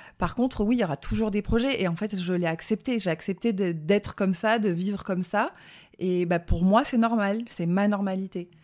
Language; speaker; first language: French; native; French